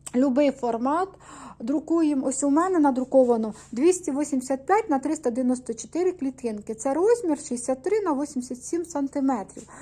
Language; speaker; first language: Ukrainian; non-native, local second language; Russian